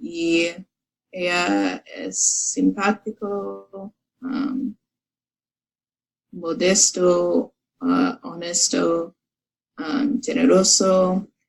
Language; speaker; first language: Spanish; non-native, learner; English